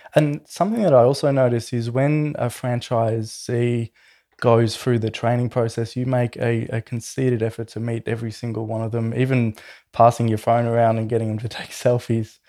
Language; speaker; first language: English; native; English